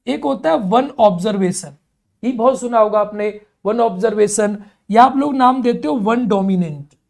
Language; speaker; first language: Hindi; native; Hindi